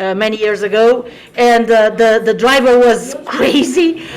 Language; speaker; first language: English; non-native, fluent; Portuguese